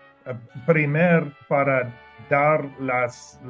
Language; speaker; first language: Spanish; non-native, learner; English